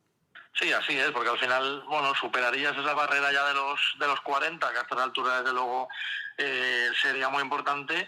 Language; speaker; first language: Spanish; native; Spanish